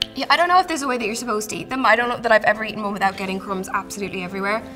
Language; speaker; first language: English; native; English